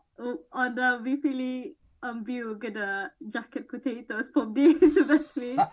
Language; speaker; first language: Welsh; non-native, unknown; Malay